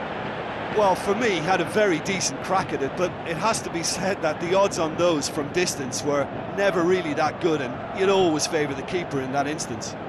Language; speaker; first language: English; native; English